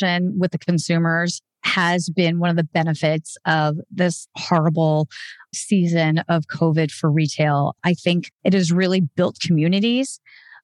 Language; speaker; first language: English; native; English